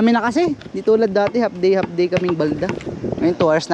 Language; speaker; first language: Filipino; native; Filipino